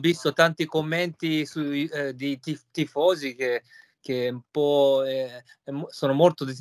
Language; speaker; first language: Italian; non-native, fluent; Japanese